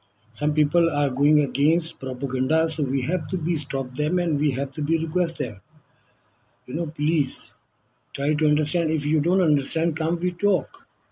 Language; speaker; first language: English; non-native, local second language; Urdu